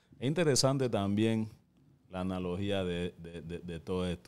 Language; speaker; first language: Spanish; native; Spanish